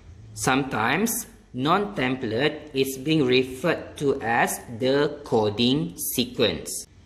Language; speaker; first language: English; non-native, local second language; Malay